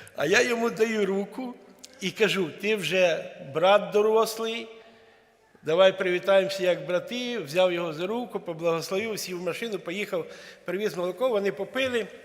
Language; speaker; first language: Ukrainian; non-native, local second language; Russian